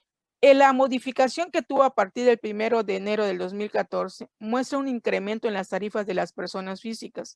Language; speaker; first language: Spanish; native; Spanish